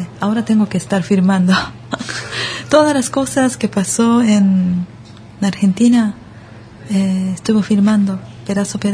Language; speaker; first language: Spanish; non-native, learner; Japanese